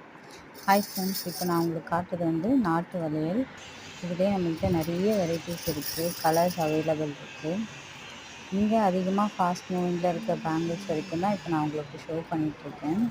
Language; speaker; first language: Tamil; native; Tamil